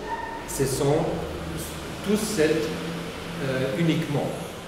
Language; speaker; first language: French; non-native, learner; German